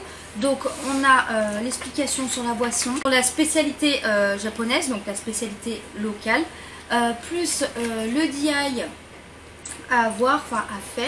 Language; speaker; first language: French; native; French